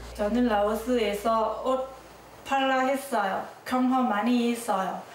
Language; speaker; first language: Korean; non-native, learner; Lao